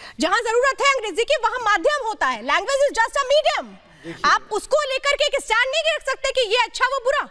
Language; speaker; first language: Hindi; native; Hindi